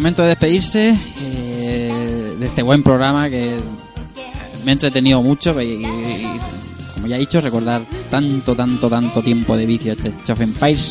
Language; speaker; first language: Spanish; native; Spanish